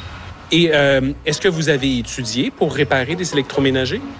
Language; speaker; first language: French; native; French